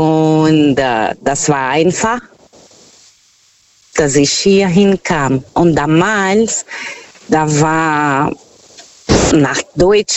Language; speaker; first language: German; non-native, fluent; Portuguese